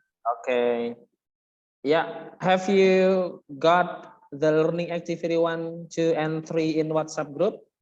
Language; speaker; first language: English; non-native, fluent; Indonesian